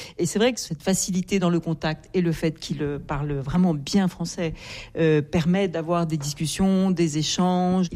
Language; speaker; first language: French; native; French